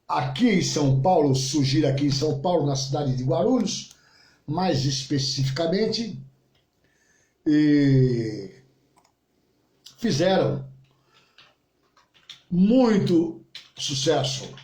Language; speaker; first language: Portuguese; native; Portuguese